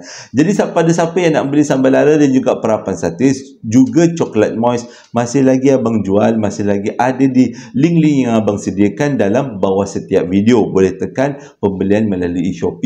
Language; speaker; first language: Malay; native; Malay